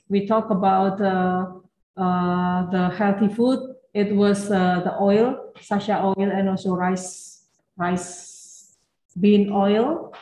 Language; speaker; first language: English; non-native, fluent; Indonesian